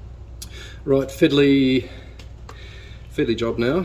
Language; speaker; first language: English; native; English